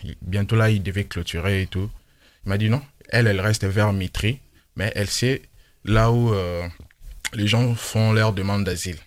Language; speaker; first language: French; non-native, local second language; Lingala